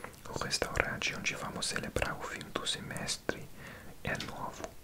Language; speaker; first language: Portuguese; non-native, learner; English